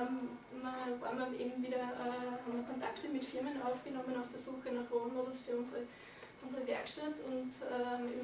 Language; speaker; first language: German; native; German